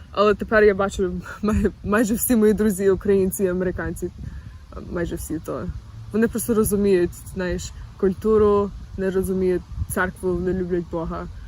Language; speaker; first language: Ukrainian; early bilingual, other home language; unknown